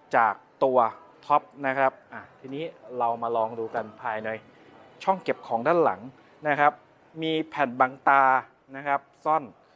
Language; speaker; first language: Thai; native; Thai